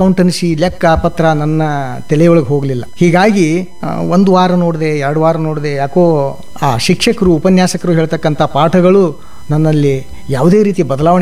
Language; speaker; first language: Kannada; non-native, local second language; Marathi